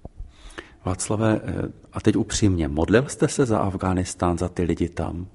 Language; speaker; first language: Czech; native; Czech